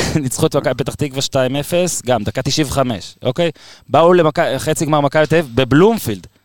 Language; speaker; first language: Hebrew; native; Hebrew